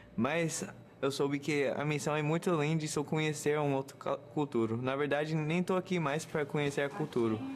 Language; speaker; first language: Portuguese; non-native, fluent; English